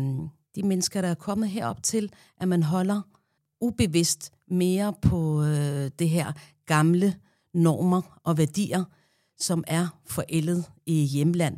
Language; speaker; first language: Danish; non-native, fluent; Arabic